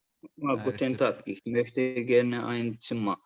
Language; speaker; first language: German; non-native, learner; Azerbaijani